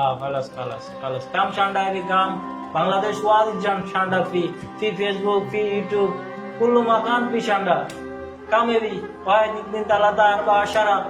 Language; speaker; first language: Arabic; non-native, learner; Bangla